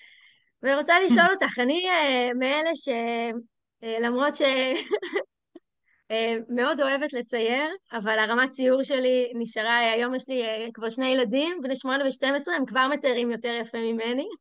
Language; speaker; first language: Hebrew; native; Hebrew